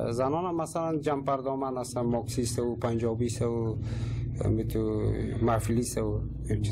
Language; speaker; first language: Persian; native; Persian